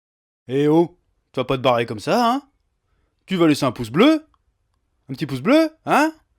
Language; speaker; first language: French; native; French